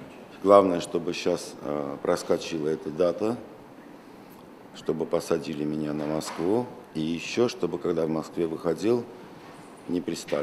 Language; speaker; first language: Russian; non-native, local second language; Armenian